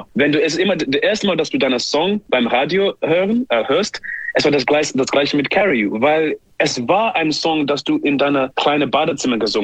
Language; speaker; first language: German; non-native, learner; English